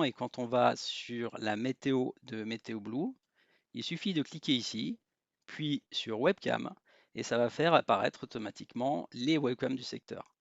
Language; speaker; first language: French; native; French